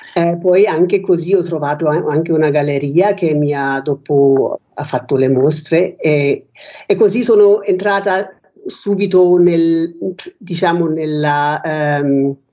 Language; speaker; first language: Italian; non-native, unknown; German